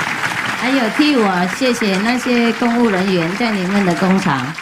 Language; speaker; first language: Chinese; non-native, fluent; Vietnamese